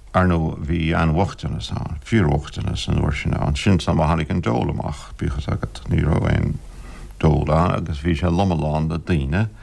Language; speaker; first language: Irish; non-native, local second language; English